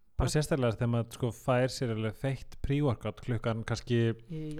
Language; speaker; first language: Icelandic; native; Icelandic